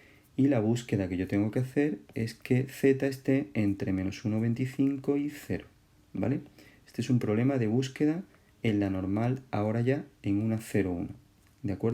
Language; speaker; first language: Spanish; native; Spanish